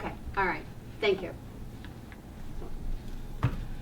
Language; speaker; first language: English; native; English